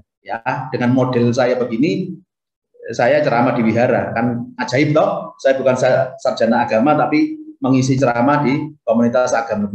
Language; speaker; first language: Indonesian; native; Indonesian